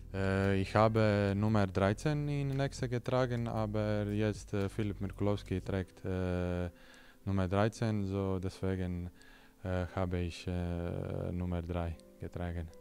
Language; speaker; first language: German; non-native, learner; Croatian